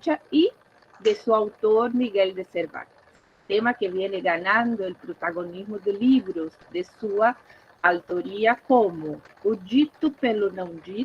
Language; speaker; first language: Spanish; non-native, fluent; Portuguese